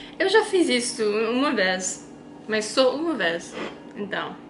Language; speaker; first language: Portuguese; non-native, learner; English